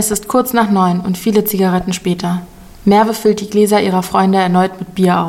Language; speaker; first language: German; native; German